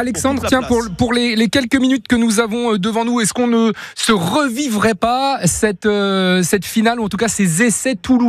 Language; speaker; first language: French; native; French